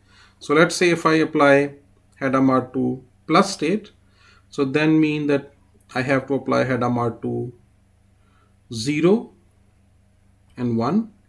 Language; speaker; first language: English; non-native, fluent; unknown